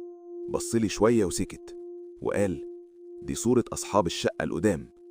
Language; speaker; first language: Arabic; native; Arabic